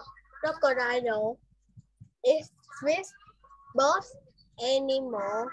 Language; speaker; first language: English; non-native, learner; Vietnamese